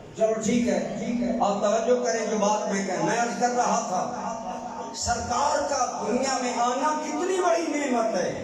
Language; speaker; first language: Urdu; non-native, local second language; Punjabi